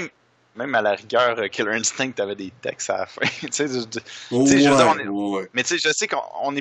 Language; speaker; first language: French; native; French